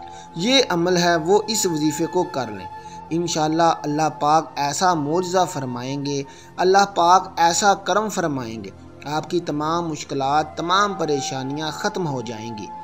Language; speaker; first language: Urdu; native; Urdu